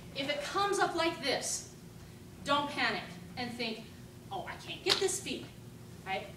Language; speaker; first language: English; native; English